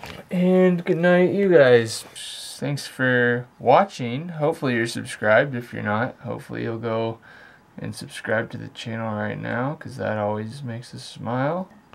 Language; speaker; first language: English; native; English